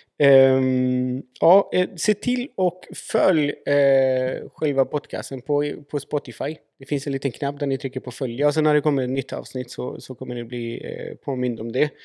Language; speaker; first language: Swedish; native; Swedish